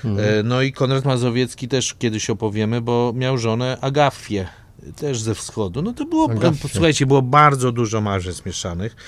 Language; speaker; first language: Polish; native; Polish